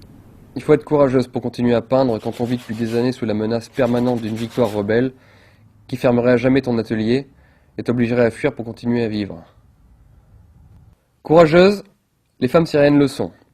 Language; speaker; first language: French; native; French